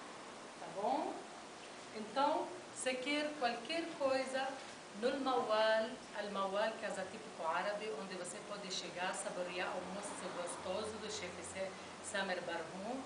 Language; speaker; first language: Portuguese; non-native, fluent; Arabic